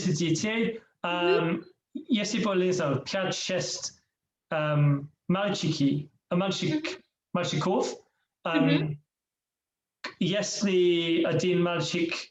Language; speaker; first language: Russian; non-native, learner; English